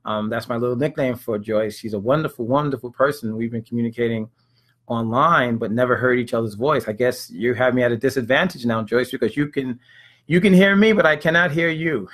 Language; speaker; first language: English; native; English